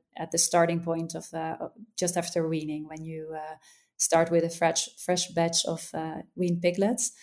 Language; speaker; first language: English; non-native, fluent; Dutch